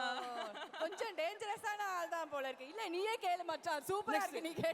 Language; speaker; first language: Tamil; native; Tamil